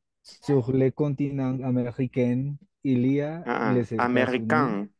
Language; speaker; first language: French; non-native, learner; Spanish